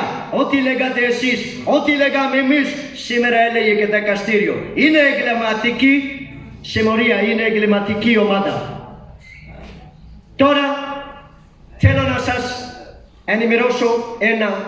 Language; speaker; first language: Greek; non-native, learner; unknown